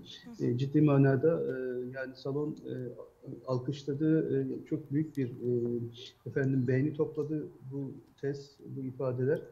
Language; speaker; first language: Turkish; native; Turkish